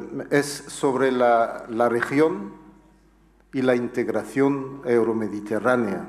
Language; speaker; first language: Spanish; non-native, fluent; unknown